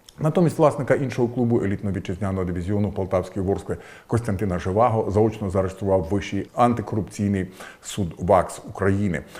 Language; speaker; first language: Ukrainian; native; Ukrainian